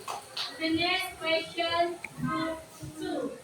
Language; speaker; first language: English; non-native, learner; Indonesian